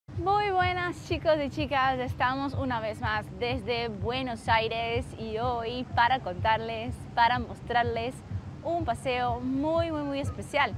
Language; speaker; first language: Spanish; non-native, fluent; Portuguese